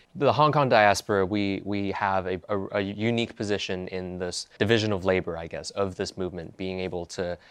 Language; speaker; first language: English; non-native, local second language; Cantonese